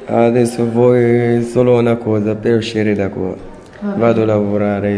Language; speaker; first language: Italian; non-native, learner; Arabic